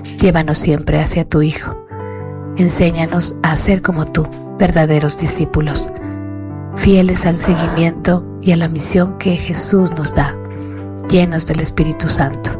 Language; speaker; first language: Spanish; native; Spanish